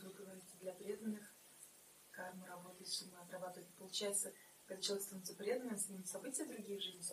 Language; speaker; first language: Russian; native; Russian